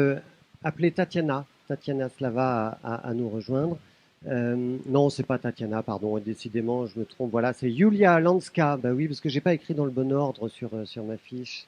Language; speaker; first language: French; native; French